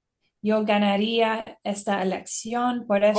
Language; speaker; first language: Spanish; non-native, learner; English